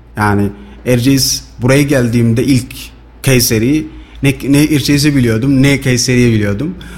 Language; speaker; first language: Turkish; non-native, fluent; Somali